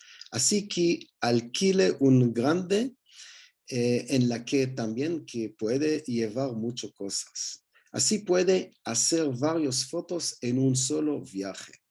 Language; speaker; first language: Spanish; non-native, learner; Hebrew